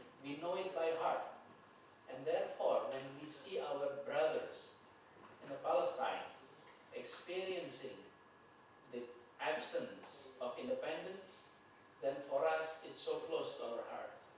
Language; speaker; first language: English; non-native, fluent; Indonesian